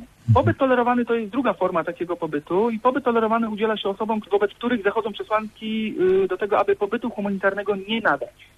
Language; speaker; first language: Polish; native; Polish